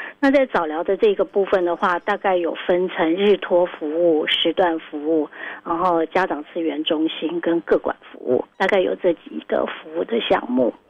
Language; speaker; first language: Chinese; native; Chinese